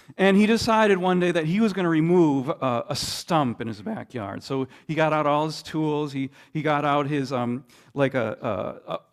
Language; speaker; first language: English; native; English